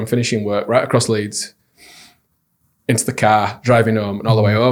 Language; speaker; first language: English; native; English